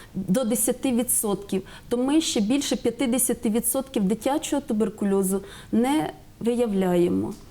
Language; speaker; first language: Ukrainian; native; Ukrainian